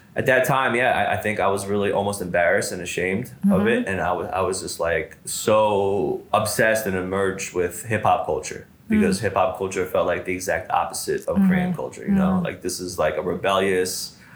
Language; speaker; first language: English; native; English